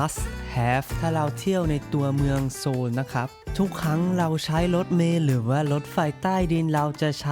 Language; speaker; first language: Thai; non-native, fluent; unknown